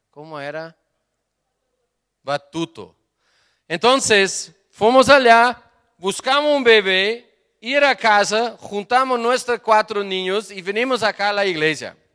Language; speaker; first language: Spanish; non-native, fluent; Portuguese